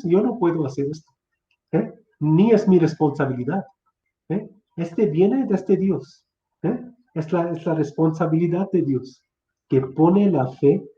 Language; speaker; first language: Spanish; non-native, fluent; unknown